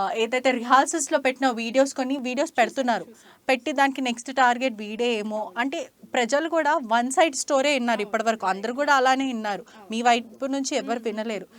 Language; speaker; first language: Telugu; native; Telugu